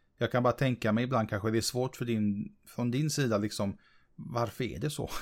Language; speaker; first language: Swedish; native; Swedish